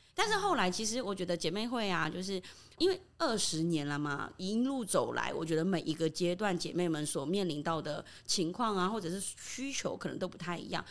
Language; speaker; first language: Chinese; early bilingual, other home language; Burmese